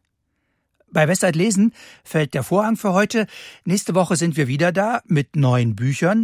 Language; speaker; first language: German; native; German